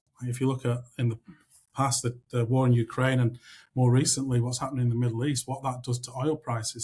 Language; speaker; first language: English; native; English